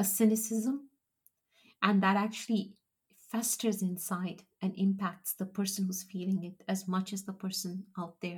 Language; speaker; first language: English; non-native, local second language; Punjabi